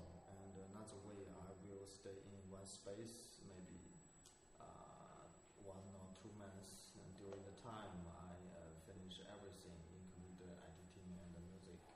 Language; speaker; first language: English; non-native, learner; Chinese